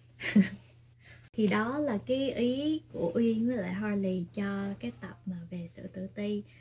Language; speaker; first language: Vietnamese; native; Vietnamese